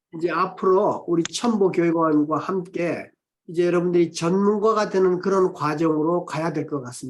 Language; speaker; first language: Korean; native; Korean